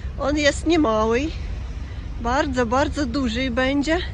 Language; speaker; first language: Polish; non-native, learner; Ukrainian